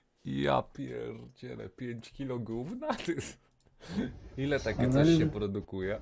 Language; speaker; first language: Polish; native; Polish